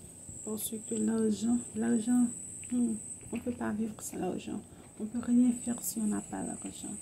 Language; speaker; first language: French; non-native, local second language; Haitian Creole